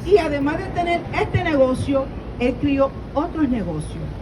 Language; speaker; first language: Spanish; early bilingual, heritage; Spanish